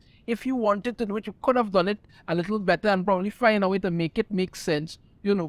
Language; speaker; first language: English; native; English